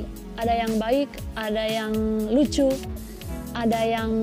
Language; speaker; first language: Indonesian; non-native, fluent; Spanish